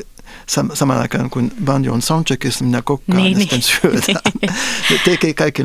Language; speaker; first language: Finnish; non-native, fluent; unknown